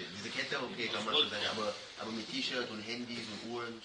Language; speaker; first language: German; non-native, learner; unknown